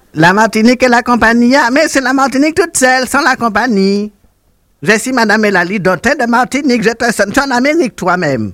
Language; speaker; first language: French; native; French